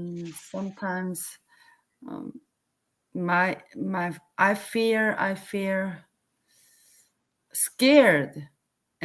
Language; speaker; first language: English; non-native, learner; Korean